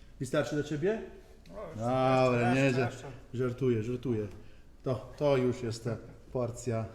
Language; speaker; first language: Polish; non-native, learner; Italian